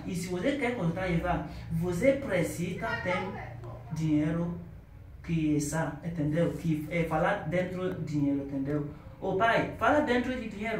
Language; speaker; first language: Portuguese; non-native, learner; Yoruba